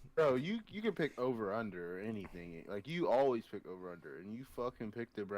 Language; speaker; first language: English; native; English